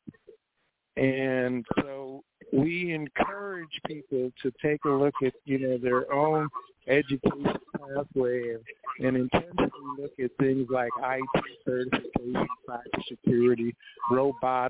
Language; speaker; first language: English; early bilingual, other home language; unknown